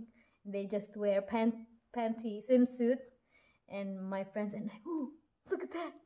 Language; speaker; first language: English; non-native, local second language; Cebuano